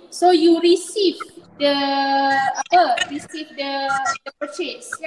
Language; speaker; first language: English; non-native, local second language; Malay